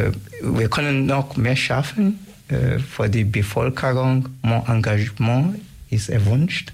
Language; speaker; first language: German; non-native, learner; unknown